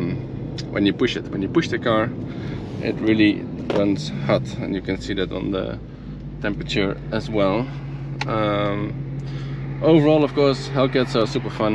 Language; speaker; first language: English; non-native, fluent; Dutch